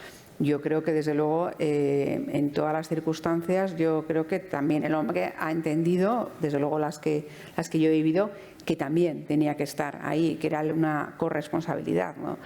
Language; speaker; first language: Spanish; native; Spanish